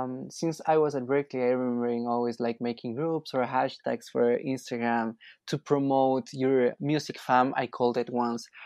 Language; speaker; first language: English; non-native, fluent; Spanish